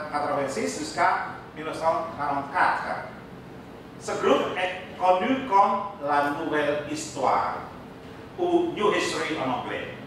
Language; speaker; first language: French; non-native, fluent; Indonesian